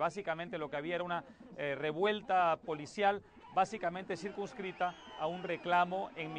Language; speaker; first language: Spanish; native; Spanish